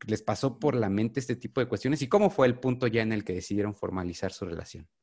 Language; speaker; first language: Spanish; native; Spanish